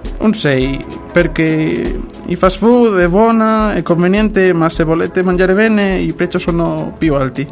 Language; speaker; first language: Italian; non-native, learner; Spanish